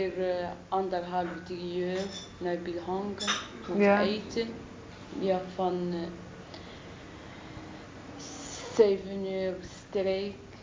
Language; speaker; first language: Dutch; non-native, learner; Arabic